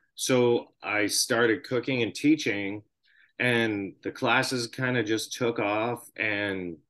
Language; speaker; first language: English; native; English